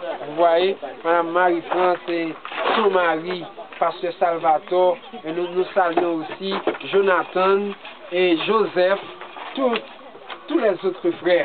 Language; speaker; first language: French; non-native, local second language; Haitian Creole